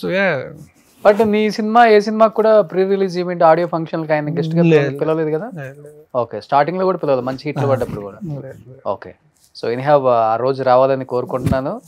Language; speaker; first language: Telugu; native; Telugu